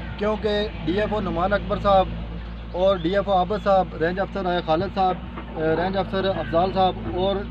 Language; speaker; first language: Urdu; non-native, local second language; Pahari-Potwari